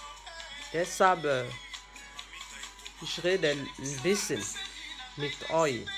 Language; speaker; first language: German; non-native, learner; French